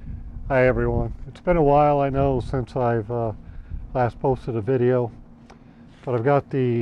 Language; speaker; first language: English; native; English